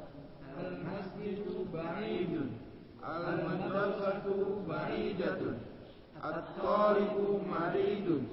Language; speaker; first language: Arabic; non-native, learner; Indonesian